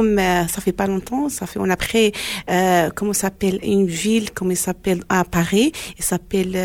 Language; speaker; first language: French; non-native, learner; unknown